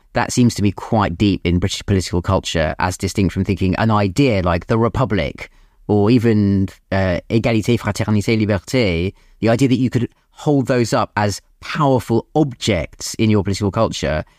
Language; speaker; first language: English; native; English